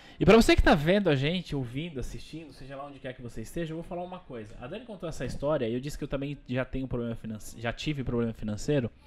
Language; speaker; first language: Portuguese; native; Portuguese